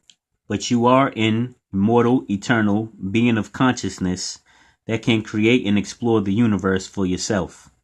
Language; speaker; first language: English; native; English